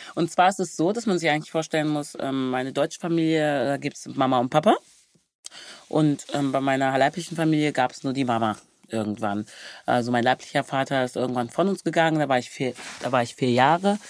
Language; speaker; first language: German; native; German